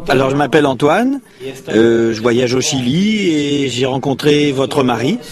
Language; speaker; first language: French; native; French